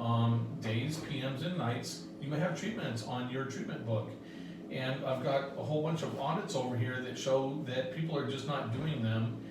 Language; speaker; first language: English; native; English